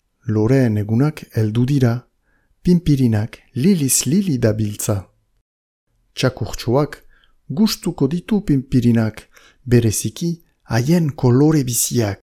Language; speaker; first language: Basque; native; Basque